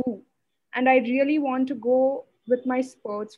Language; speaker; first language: English; non-native, local second language; Odia